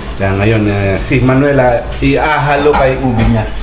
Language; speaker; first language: Filipino; native; Filipino